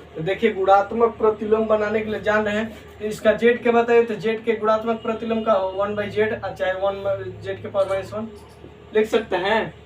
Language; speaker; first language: Hindi; native; Hindi